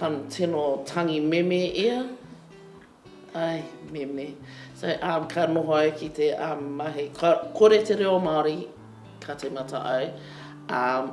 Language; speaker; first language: Māori; non-native, local second language; English